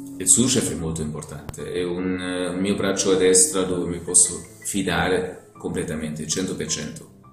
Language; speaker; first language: Italian; non-native, fluent; German